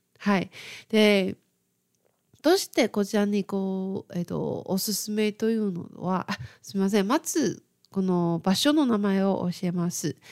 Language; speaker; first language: Japanese; non-native, fluent; Chinese